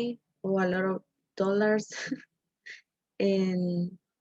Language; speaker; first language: English; non-native, learner; Spanish